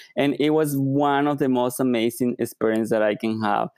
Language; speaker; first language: English; non-native, fluent; Spanish